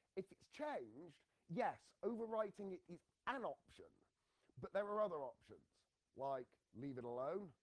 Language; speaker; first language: English; native; English